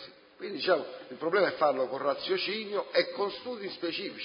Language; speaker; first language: Italian; native; Italian